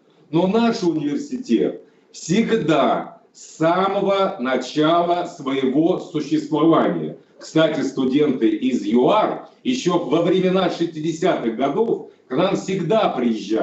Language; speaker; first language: Russian; native; Russian